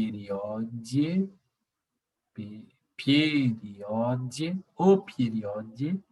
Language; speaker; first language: Russian; non-native, learner; Portuguese